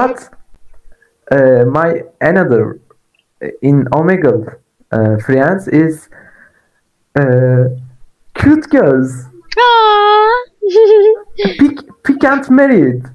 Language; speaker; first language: English; non-native, learner; Turkish